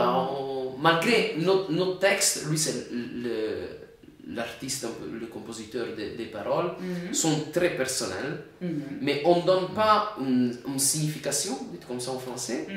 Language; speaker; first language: French; non-native, fluent; Italian